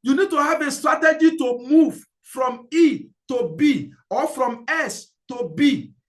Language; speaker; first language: English; non-native, local second language; Yoruba